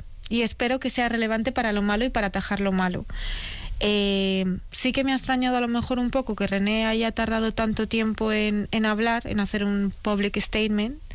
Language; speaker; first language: Spanish; native; Spanish